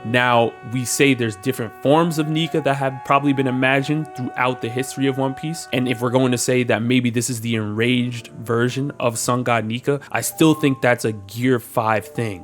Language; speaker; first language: English; native; English